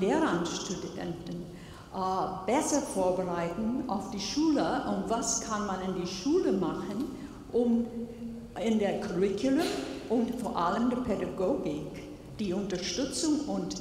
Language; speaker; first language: German; non-native, fluent; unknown